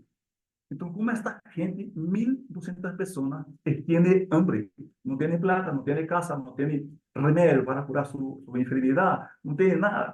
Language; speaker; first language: Spanish; non-native, learner; Portuguese